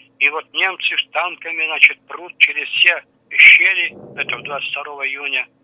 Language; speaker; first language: Russian; native; Russian